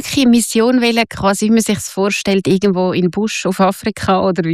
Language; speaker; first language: German; native; German